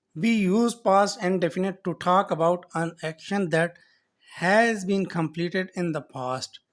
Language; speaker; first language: English; non-native, local second language; Urdu